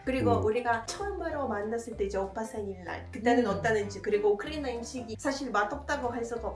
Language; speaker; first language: Korean; non-native, fluent; Ukrainian